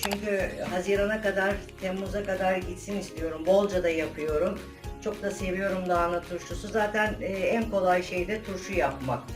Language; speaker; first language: Turkish; native; Turkish